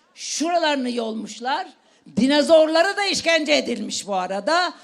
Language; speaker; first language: Turkish; native; Turkish